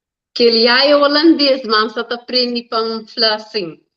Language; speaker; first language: Portuguese; non-native, learner; Kabuverdianu